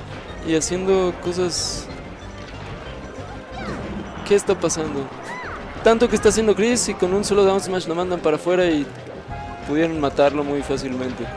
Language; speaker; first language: Spanish; native; Spanish